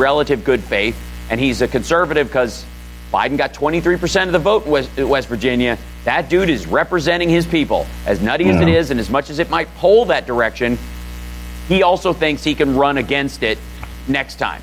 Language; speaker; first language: English; native; English